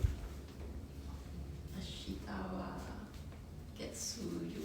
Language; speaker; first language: Japanese; non-native, learner; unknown